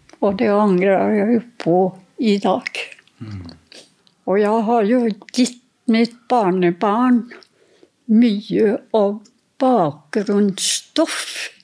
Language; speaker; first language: Norwegian; non-native, fluent; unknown